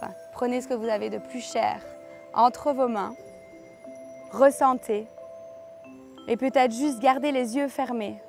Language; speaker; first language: French; native; French